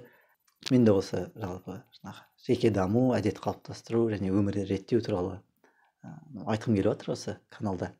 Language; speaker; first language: Kazakh; native; Kazakh